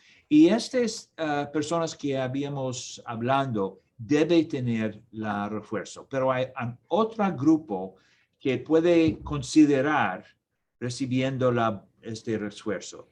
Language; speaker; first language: Spanish; non-native, learner; English